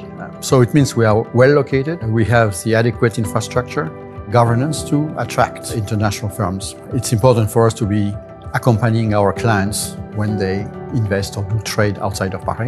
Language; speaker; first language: English; non-native, fluent; French